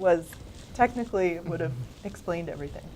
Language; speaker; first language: English; native; English